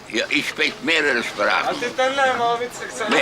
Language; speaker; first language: German; non-native, fluent; Hungarian